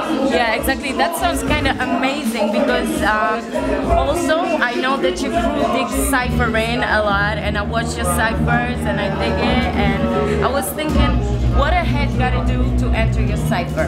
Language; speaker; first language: English; non-native, fluent; Polish